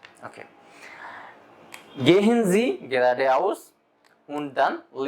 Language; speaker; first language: German; non-native, fluent; Bangla